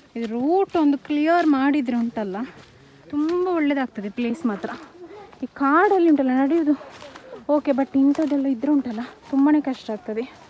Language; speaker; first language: Kannada; non-native, local second language; Tulu